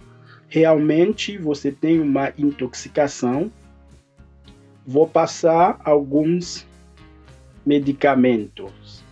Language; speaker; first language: Portuguese; non-native, fluent; Haitian Creole